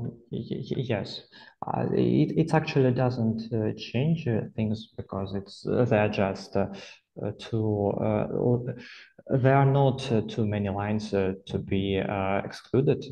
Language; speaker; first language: English; non-native, fluent; Russian